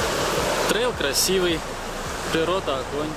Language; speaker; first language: Russian; native; Russian